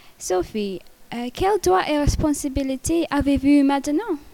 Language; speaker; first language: French; non-native, learner; English